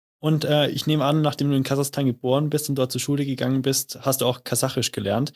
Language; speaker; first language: German; native; German